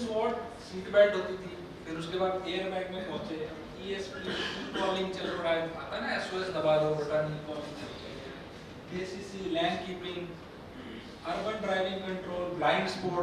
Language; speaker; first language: Hindi; native; Hindi